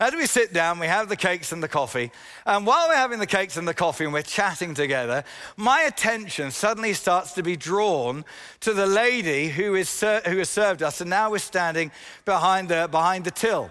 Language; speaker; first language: English; native; English